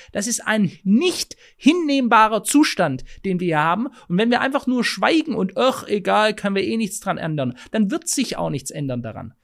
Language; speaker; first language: German; native; German